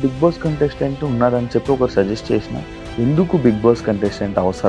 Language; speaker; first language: Telugu; native; Telugu